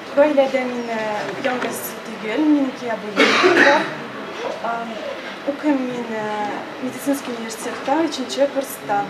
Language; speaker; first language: Tatar; non-native, local second language; Russian